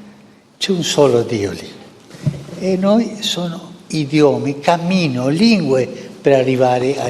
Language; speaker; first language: Italian; non-native, fluent; Spanish